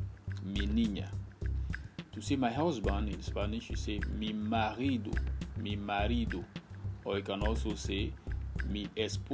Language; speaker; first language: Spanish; non-native, fluent; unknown